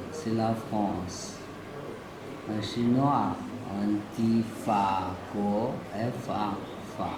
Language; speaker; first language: French; non-native, learner; Chinese